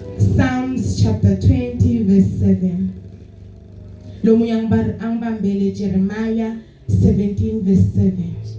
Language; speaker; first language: Zulu; non-native, local second language; Swati